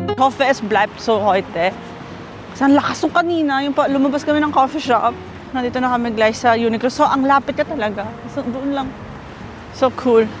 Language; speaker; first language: Filipino; native; Filipino